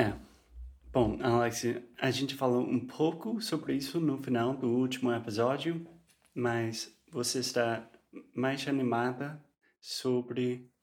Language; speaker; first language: Portuguese; non-native, fluent; English